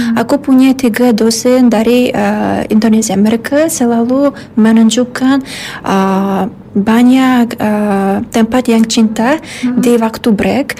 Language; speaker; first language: Indonesian; non-native, learner; Uzbek